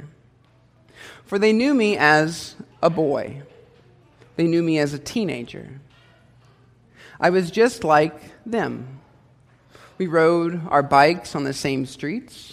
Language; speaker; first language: English; native; English